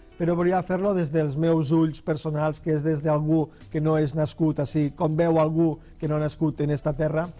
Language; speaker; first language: Catalan; non-native, local second language; Spanish